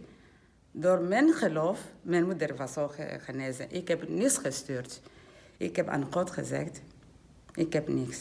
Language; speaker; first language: Dutch; non-native, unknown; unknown